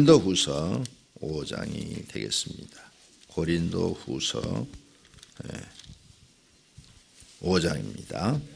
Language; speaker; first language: Korean; native; Korean